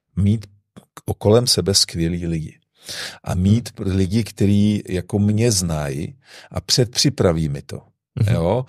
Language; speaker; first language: Czech; native; Czech